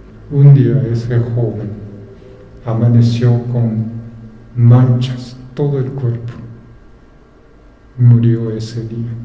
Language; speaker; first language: Spanish; non-native, fluent; Japanese